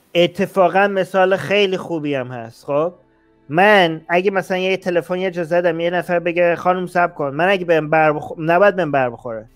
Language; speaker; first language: Persian; native; Persian